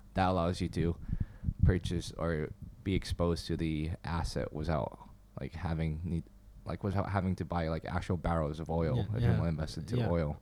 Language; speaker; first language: English; non-native, fluent; Chinese